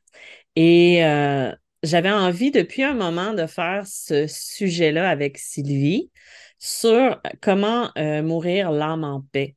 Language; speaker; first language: French; native; French